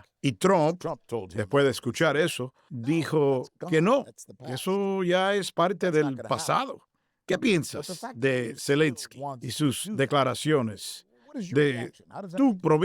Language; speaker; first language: Spanish; native; Spanish